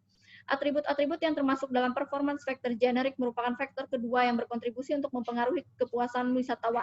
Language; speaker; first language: Indonesian; native; Indonesian